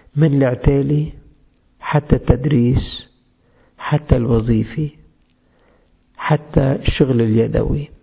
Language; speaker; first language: Arabic; native; Arabic